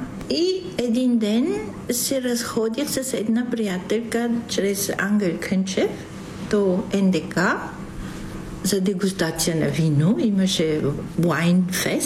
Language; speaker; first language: Bulgarian; non-native, fluent; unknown